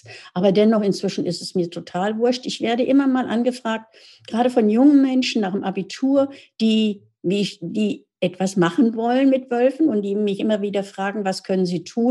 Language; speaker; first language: German; native; German